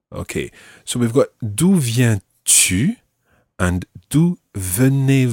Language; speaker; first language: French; non-native, fluent; English